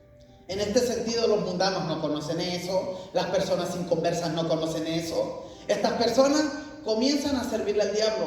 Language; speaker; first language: Spanish; native; Spanish